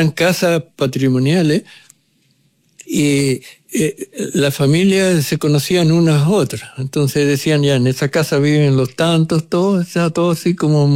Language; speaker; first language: Spanish; native; Spanish